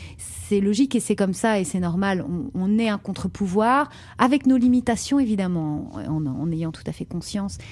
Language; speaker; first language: French; native; French